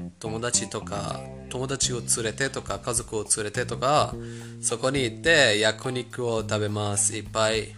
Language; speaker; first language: Japanese; non-native, fluent; Persian